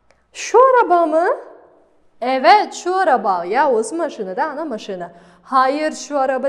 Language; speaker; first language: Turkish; non-native, fluent; Kazakh